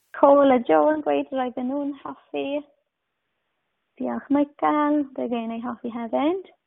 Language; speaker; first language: Welsh; native; Welsh